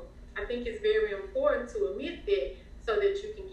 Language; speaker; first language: English; native; English